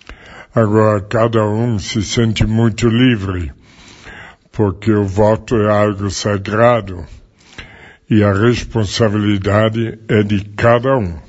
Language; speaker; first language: Portuguese; non-native, fluent; German